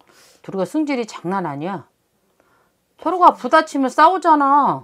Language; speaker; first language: Korean; native; Korean